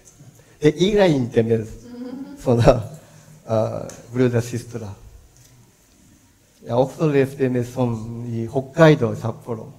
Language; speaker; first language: Swedish; non-native, learner; Japanese